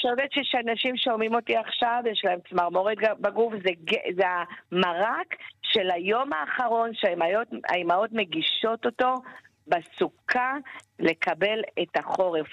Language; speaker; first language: Hebrew; native; Hebrew